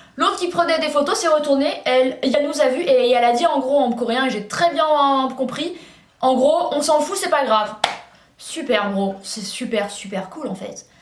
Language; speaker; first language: French; native; French